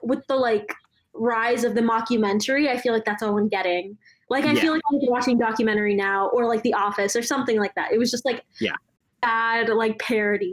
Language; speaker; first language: English; non-native, local second language; Malayalam